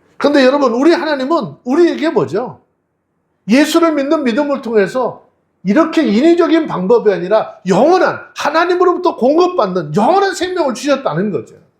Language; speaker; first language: Korean; native; Korean